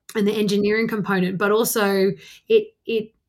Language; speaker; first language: English; native; English